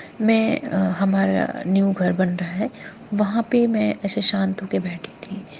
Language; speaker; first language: Hindi; native; Hindi